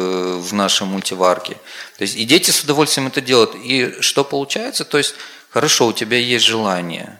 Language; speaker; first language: Russian; native; Russian